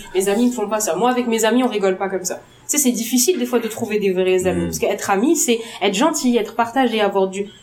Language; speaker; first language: French; non-native, local second language; Arabic